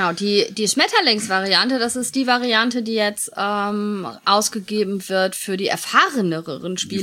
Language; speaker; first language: German; native; German